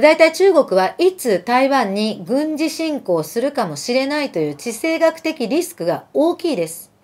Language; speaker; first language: Japanese; early bilingual, other home language; Arabic